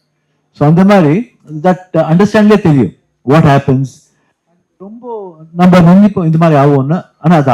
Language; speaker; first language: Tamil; non-native, local second language; Kannada